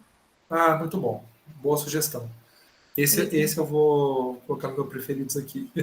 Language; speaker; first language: Portuguese; native; Portuguese